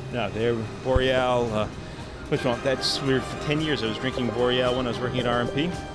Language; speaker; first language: English; native; English